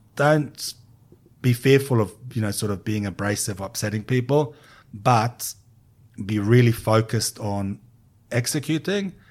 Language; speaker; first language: English; non-native, fluent; Hebrew